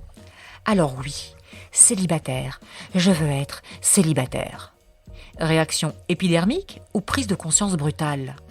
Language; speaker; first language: French; native; French